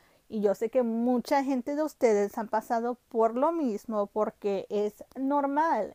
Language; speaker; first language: Spanish; early bilingual, heritage; Spanish